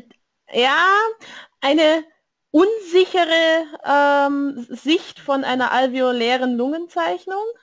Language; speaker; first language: German; native; German